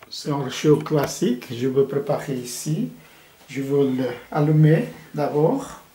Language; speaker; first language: French; non-native, fluent; Portuguese